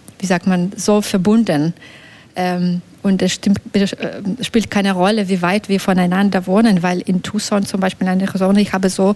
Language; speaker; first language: German; non-native, fluent; Belarusian